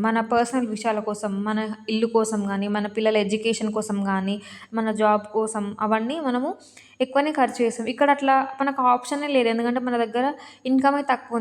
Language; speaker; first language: Telugu; native; Telugu